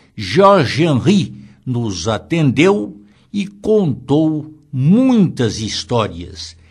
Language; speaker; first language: Portuguese; native; Portuguese